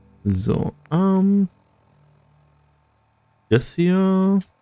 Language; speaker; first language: German; native; German